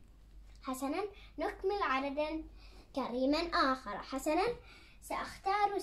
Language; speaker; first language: Arabic; native; Arabic